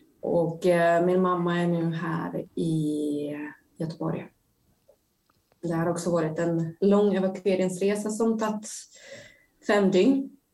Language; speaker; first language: Swedish; non-native, fluent; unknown